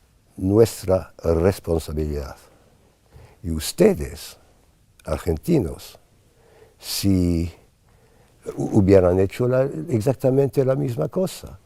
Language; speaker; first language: Spanish; non-native, fluent; English